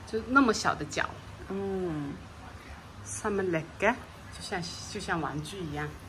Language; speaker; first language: Chinese; native; Chinese